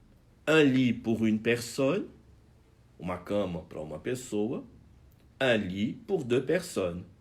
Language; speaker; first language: French; non-native, fluent; Portuguese